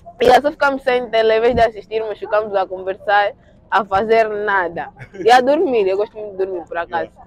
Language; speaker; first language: Portuguese; native; Portuguese